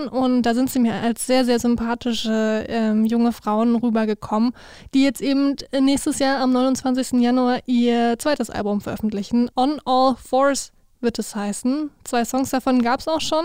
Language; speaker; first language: German; native; German